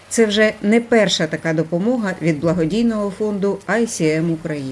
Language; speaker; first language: Ukrainian; native; Ukrainian